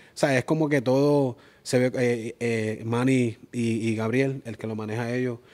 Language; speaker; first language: Spanish; early bilingual, heritage; Spanish